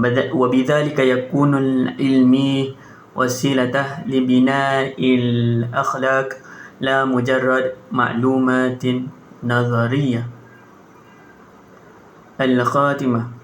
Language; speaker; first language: Arabic; non-native, learner; Malay